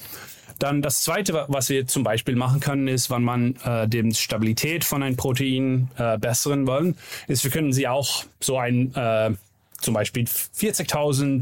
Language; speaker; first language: German; non-native, learner; Dutch